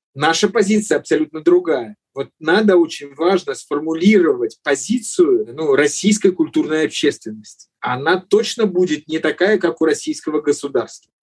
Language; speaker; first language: Russian; native; Russian